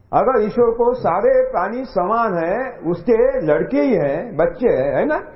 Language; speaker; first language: Hindi; non-native, local second language; Marathi